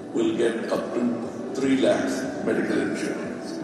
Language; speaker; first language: English; non-native, local second language; Tamil